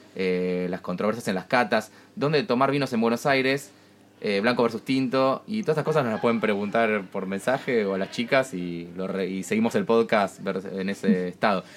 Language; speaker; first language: Spanish; native; Spanish